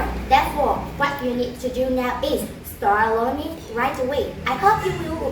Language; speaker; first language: English; non-native, learner; Vietnamese